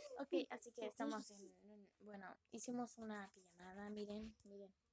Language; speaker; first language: Spanish; native; Spanish